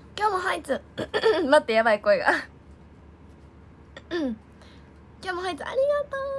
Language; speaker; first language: Japanese; native; Japanese